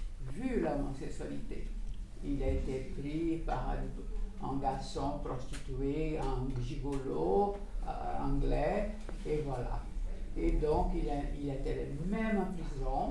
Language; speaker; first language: French; non-native, fluent; Portuguese